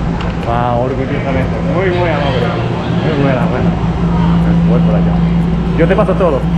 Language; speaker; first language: Spanish; non-native, learner; Japanese